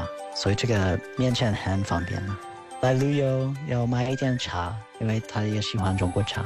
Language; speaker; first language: Chinese; non-native, fluent; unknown